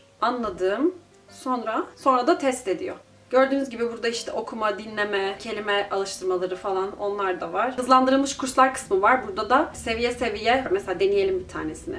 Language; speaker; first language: Turkish; native; Turkish